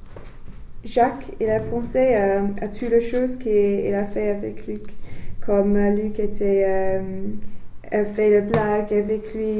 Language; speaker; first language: French; non-native, learner; English